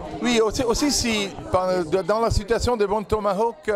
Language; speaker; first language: French; non-native, fluent; Italian